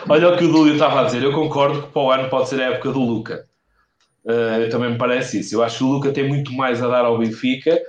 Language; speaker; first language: Portuguese; early bilingual, heritage; Portuguese